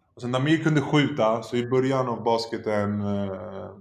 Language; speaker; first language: Swedish; early bilingual, other home language; Polish